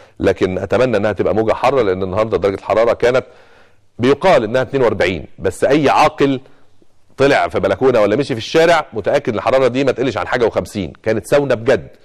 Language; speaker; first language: Arabic; native; Arabic